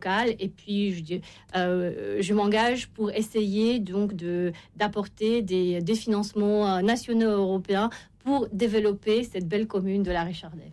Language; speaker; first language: French; non-native, fluent; Romanian